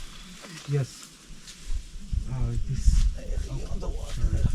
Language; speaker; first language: English; non-native, learner; Portuguese